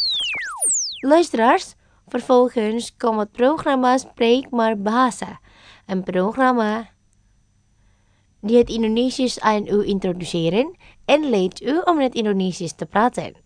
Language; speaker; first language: Dutch; non-native, fluent; Indonesian